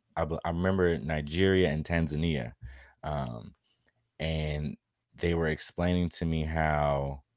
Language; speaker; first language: English; native; English